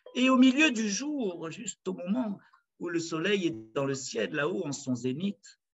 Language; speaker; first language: French; native; French